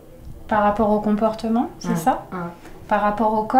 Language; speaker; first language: French; native; French